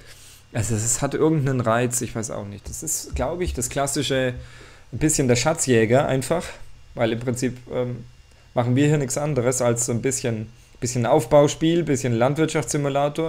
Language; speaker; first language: German; native; German